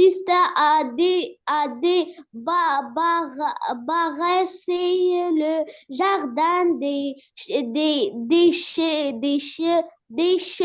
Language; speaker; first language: French; non-native, learner; Arabic